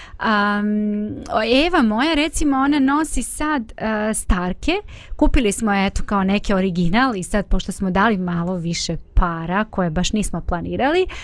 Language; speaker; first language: Bosnian; native; Bosnian